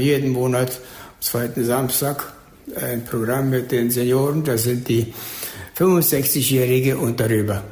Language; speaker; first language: German; early bilingual, heritage; German